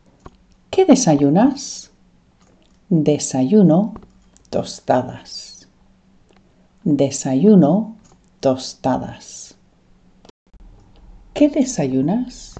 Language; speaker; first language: Spanish; non-native, fluent; English